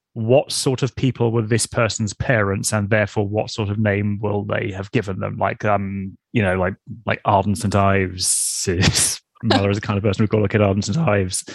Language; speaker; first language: English; native; English